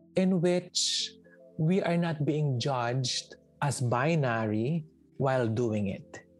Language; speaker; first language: English; non-native, local second language; Filipino